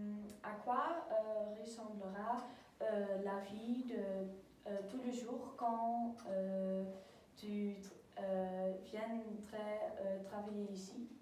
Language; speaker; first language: French; non-native, learner; Dutch